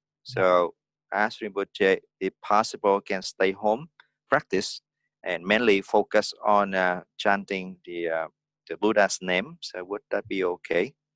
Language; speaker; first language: English; non-native, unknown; Vietnamese